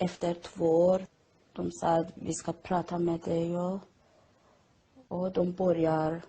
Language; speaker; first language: Swedish; non-native, learner; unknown